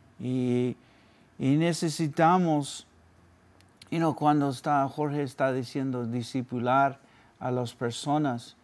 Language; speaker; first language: Spanish; early bilingual, heritage; Spanish